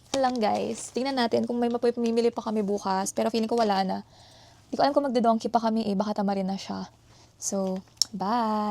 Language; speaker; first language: Filipino; native; Filipino